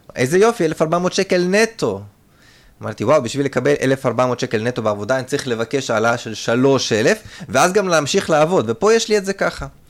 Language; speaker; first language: Hebrew; early bilingual, other home language; Russian